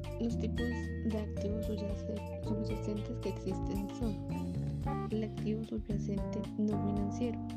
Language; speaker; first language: Spanish; native; Spanish